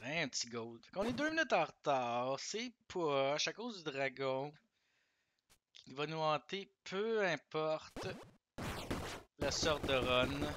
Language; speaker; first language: French; native; French